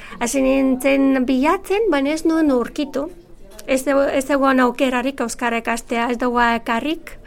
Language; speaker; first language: Basque; non-native, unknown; Bulgarian